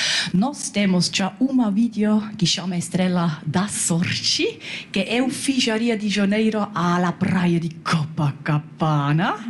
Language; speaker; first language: Portuguese; non-native, learner; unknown